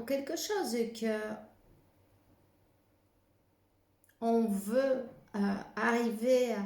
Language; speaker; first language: French; non-native, fluent; Spanish